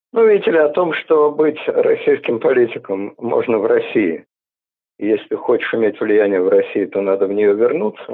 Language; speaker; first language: Russian; native; Russian